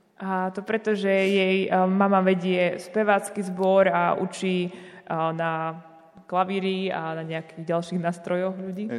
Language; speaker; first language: Slovak; native; Slovak